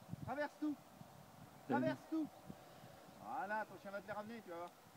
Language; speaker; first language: French; native; French